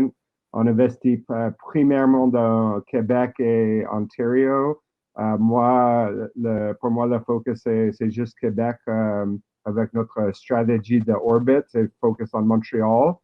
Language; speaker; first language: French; non-native, learner; English